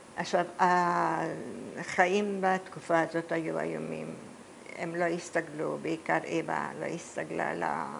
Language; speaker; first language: Hebrew; early bilingual, other home language; Polish